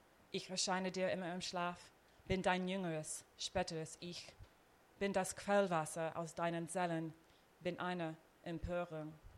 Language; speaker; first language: German; non-native, fluent; English